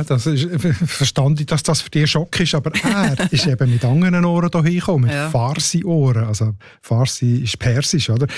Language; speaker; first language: German; native; German